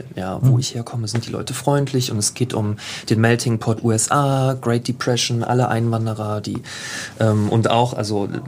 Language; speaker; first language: German; native; German